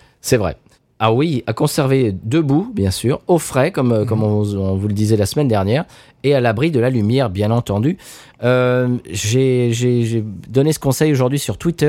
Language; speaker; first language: French; native; French